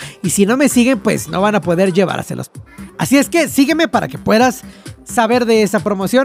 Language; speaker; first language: Spanish; native; Spanish